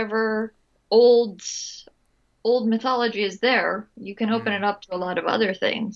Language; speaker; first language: English; non-native, local second language; Filipino